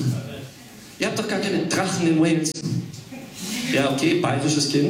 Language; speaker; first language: German; early bilingual, other home language; English